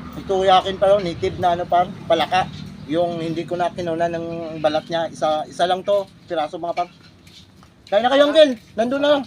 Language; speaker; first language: Filipino; non-native, local second language; Hiligaynon